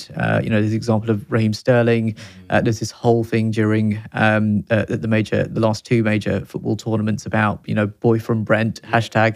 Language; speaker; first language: English; native; English